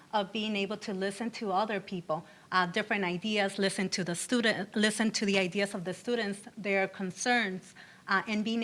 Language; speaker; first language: English; early bilingual, other home language; Spanish